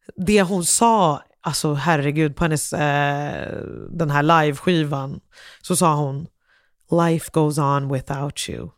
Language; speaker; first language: Swedish; non-native, fluent; English